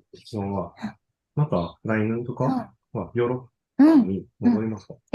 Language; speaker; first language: Japanese; non-native, learner; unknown